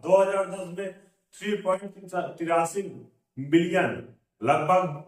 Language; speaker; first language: Hindi; native; Hindi